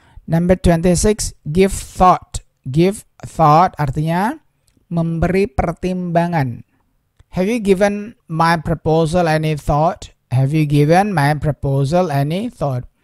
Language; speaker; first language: English; non-native, fluent; Indonesian